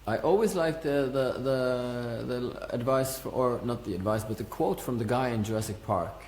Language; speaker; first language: English; non-native, fluent; Norwegian